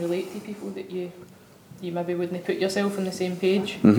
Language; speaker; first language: English; native; English